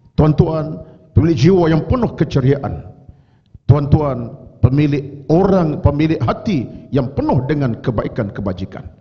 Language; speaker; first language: Malay; native; Malay